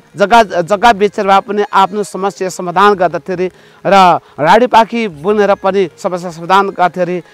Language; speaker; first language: Nepali; non-native, local second language; Limbu